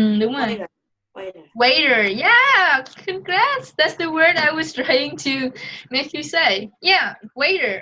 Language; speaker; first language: English; non-native, fluent; Vietnamese